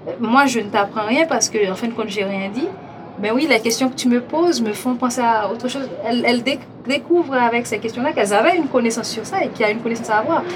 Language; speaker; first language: French; non-native, local second language; Haitian Creole